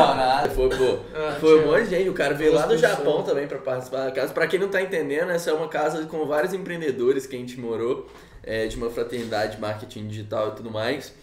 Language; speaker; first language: Portuguese; native; Portuguese